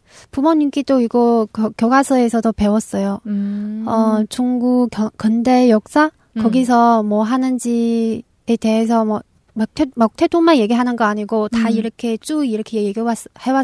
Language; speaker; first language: Korean; non-native, local second language; Chinese